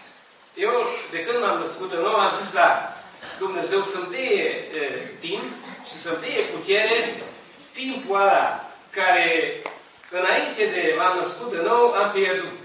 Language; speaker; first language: Romanian; non-native, learner; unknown